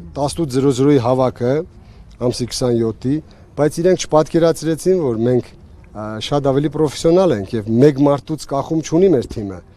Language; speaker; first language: Armenian; native; Armenian